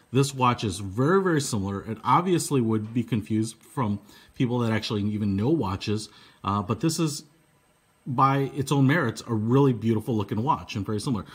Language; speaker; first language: English; native; English